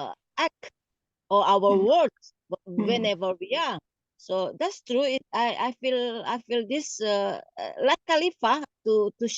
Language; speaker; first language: English; non-native, learner; Indonesian